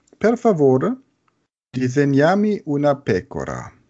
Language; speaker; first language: Italian; non-native, learner; German